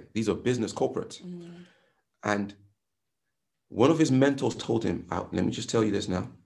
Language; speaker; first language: English; non-native, local second language; Yoruba